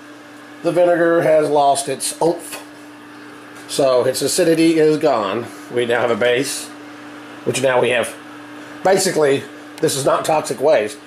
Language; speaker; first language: English; native; English